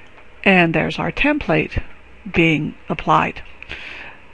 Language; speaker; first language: English; native; English